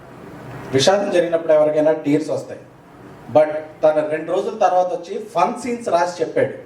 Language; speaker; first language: Telugu; native; Telugu